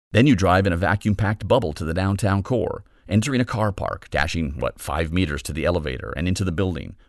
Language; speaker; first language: English; native; English